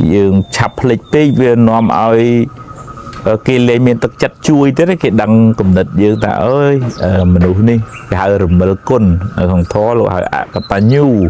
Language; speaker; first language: Khmer; native; Khmer